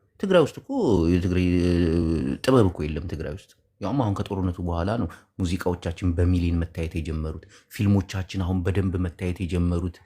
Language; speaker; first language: Amharic; non-native, local second language; Tigrinya